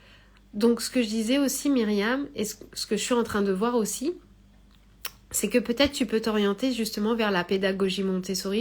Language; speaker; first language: French; native; French